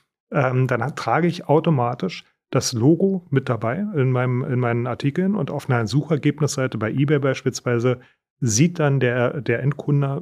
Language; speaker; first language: German; native; German